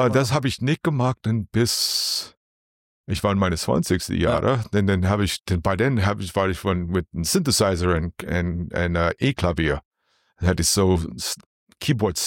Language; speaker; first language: German; non-native, learner; English